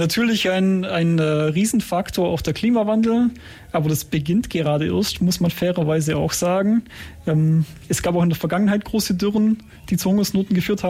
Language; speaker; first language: German; native; German